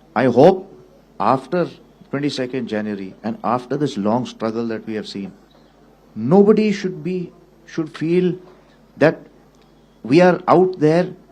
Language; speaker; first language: English; non-native, local second language; Hindi